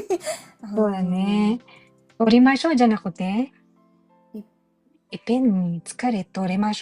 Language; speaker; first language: Japanese; non-native, learner; Filipino